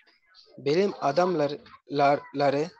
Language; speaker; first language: Turkish; non-native, learner; Arabic